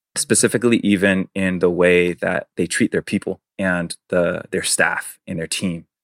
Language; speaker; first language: English; early bilingual, other home language; Chinese